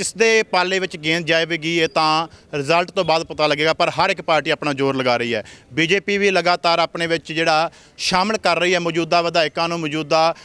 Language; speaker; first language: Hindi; non-native, local second language; Punjabi